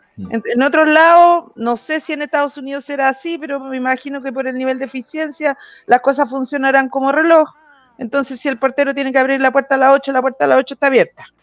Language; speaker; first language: Spanish; native; Spanish